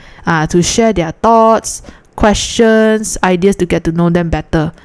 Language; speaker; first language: English; non-native, local second language; Chinese